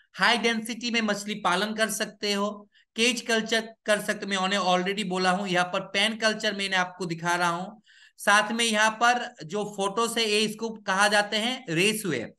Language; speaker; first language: Hindi; non-native, local second language; Bangla